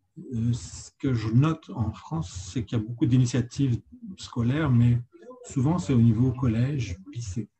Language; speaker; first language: French; native; French